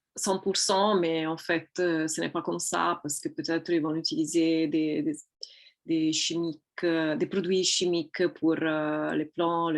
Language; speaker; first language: French; non-native, fluent; Italian